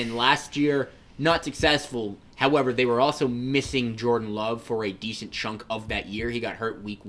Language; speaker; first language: English; native; English